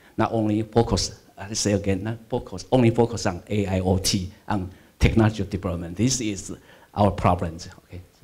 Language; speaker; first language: English; non-native, fluent; Chinese